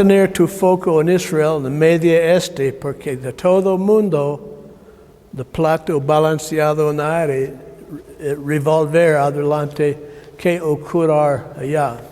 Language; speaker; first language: Spanish; non-native, learner; English